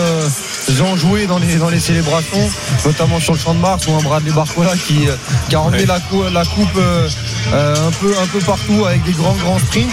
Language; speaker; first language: French; native; French